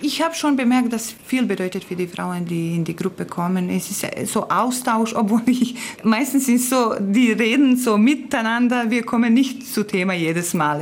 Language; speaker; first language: German; non-native, fluent; Croatian